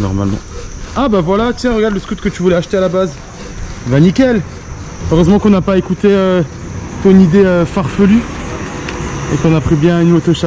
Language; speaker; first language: French; native; French